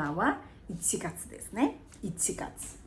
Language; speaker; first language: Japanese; non-native, fluent; Chinese